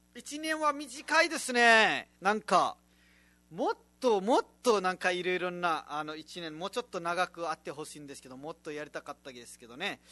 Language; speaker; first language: Japanese; non-native, fluent; Nepali